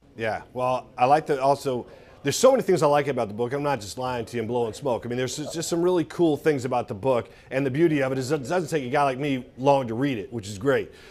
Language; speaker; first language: English; native; English